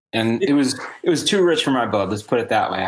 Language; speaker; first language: English; native; English